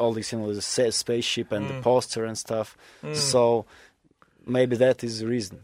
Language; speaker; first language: English; non-native, fluent; Russian